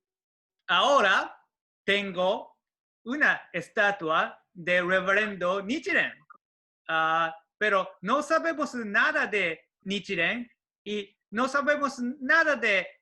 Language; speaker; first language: Spanish; non-native, learner; Japanese